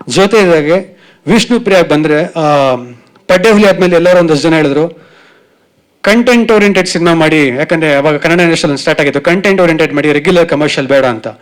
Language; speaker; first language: Kannada; native; Kannada